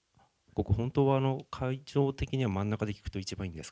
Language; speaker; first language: Japanese; native; Japanese